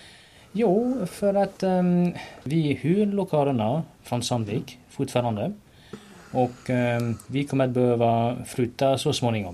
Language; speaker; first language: Swedish; non-native, fluent; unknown